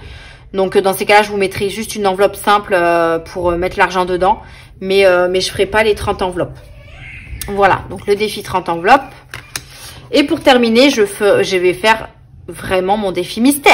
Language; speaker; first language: French; native; French